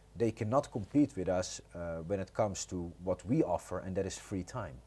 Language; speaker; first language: English; non-native, fluent; Croatian